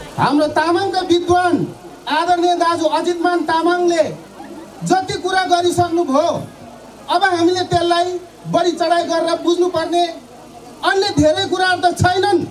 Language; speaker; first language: Nepali; non-native, local second language; Eastern Tamang